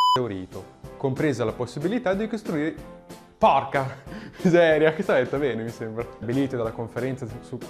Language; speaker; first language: Italian; native; Italian